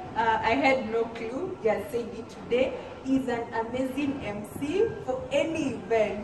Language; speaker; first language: English; non-native, local second language; Swahili